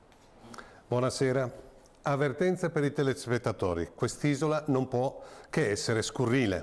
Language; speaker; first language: Italian; native; Italian